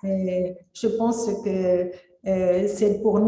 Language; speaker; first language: French; non-native, fluent; Spanish